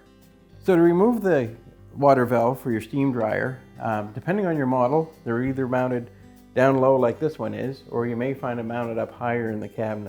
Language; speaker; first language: English; native; English